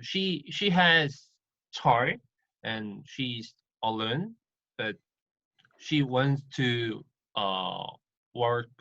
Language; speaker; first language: English; non-native, learner; Korean